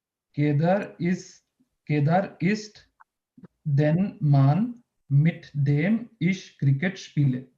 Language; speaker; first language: German; non-native, learner; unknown